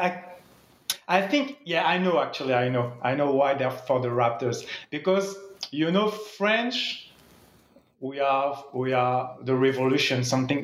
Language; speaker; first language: English; non-native, fluent; French